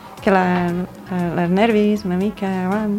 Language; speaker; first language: Catalan; non-native, fluent; English